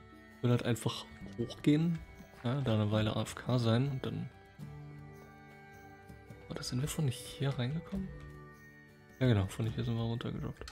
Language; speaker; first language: German; native; German